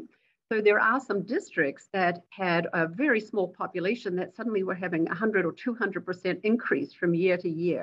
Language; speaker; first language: English; native; English